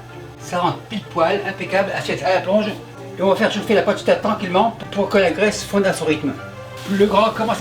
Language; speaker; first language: French; native; French